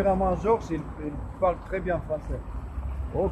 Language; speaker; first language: French; non-native, fluent; Russian